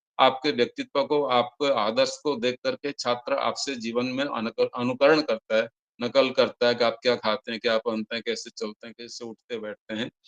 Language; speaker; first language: Hindi; non-native, local second language; Odia